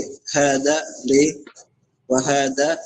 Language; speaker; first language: Arabic; non-native, learner; Filipino